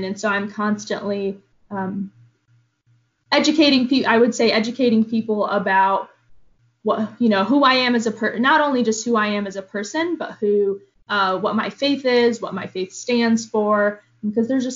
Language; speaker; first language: English; early bilingual, other home language; Arabic